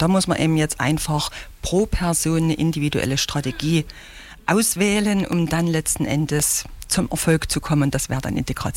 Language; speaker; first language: German; native; German